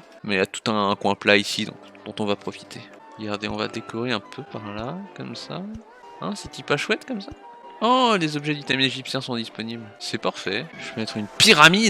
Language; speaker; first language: French; native; French